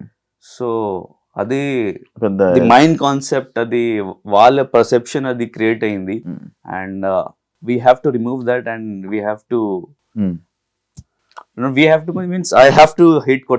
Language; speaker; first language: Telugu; non-native, learner; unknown